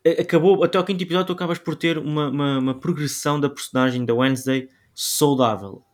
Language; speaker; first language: Portuguese; native; Portuguese